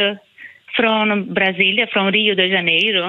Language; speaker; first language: Swedish; non-native, fluent; Portuguese